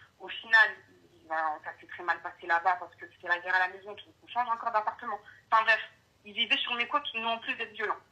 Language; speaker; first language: French; early bilingual, other home language; Arabic